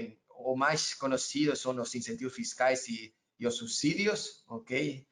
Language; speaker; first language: Portuguese; non-native, learner; Spanish